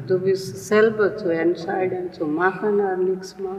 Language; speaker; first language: German; non-native, learner; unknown